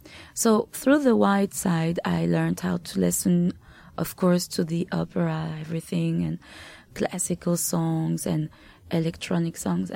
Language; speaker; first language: English; non-native, fluent; French